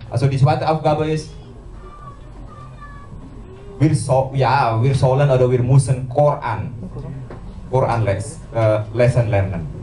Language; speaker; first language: German; non-native, learner; Indonesian